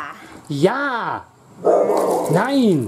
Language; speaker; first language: German; native; German